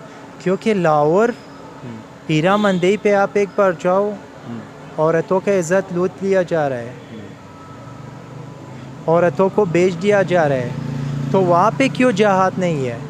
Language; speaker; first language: Hindi; non-native, learner; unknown